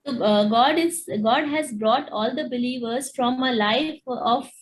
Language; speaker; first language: English; non-native, local second language; Hindi